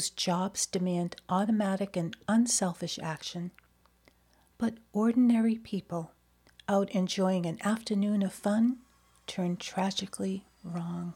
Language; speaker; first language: English; native; English